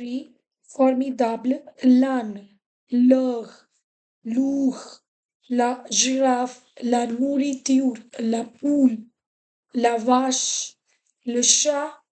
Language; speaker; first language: French; non-native, fluent; Hindi